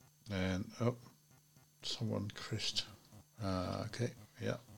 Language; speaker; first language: English; non-native, fluent; Dutch